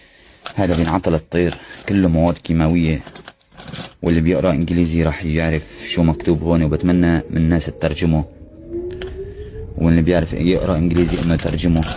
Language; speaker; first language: Arabic; native; Arabic